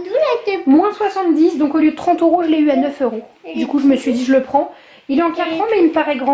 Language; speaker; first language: French; native; French